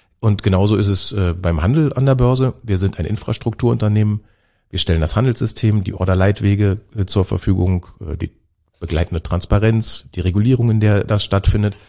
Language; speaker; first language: German; native; German